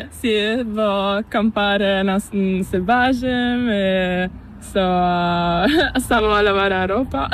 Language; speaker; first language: Spanish; non-native, fluent; Italian